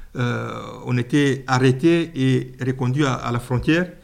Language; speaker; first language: French; non-native, local second language; Luba-Lulua